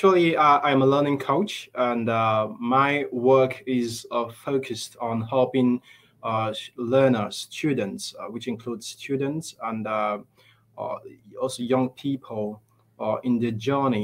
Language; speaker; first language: English; non-native, local second language; Igbo